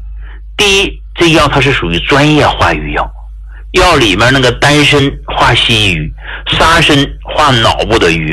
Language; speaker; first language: Chinese; native; Chinese